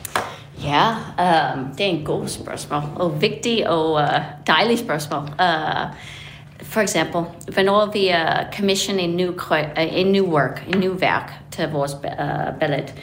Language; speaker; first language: Danish; non-native, fluent; English